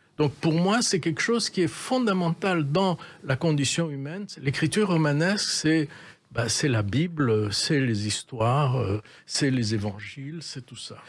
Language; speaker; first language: French; native; French